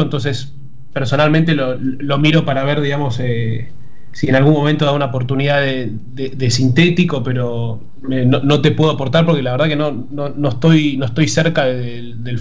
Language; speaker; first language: Spanish; native; Spanish